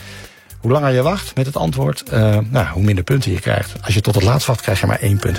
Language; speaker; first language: Dutch; native; Dutch